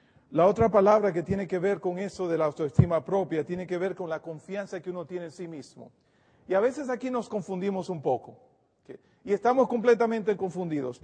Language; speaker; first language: Spanish; native; Spanish